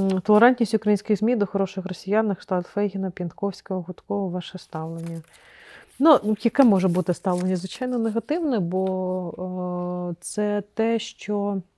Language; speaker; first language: Ukrainian; non-native, local second language; Crimean Tatar